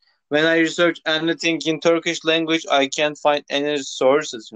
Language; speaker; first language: English; non-native, local second language; Turkish